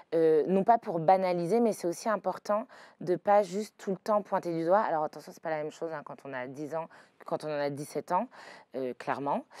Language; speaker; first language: French; native; French